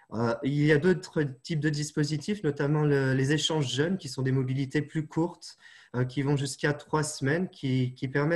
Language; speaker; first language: French; native; French